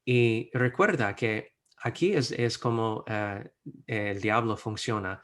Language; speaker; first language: Spanish; non-native, fluent; English